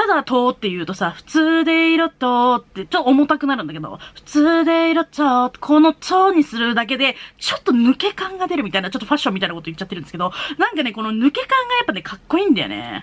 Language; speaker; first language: Japanese; native; Japanese